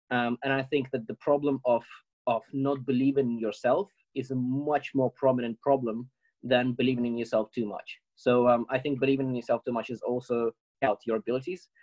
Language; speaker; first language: English; non-native, fluent; Ukrainian